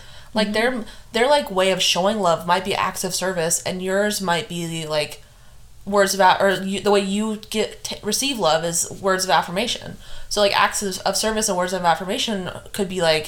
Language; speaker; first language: English; native; English